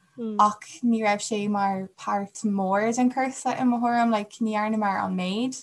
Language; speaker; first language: Irish; non-native, local second language; English